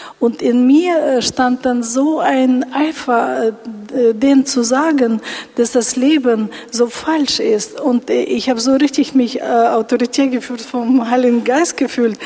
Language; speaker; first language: German; non-native, fluent; Russian